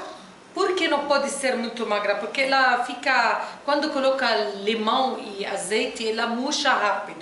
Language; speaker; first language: Portuguese; non-native, fluent; Arabic